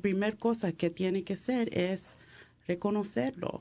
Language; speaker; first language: Spanish; early bilingual, heritage; English